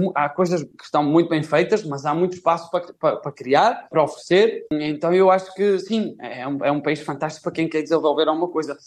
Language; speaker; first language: Portuguese; native; Portuguese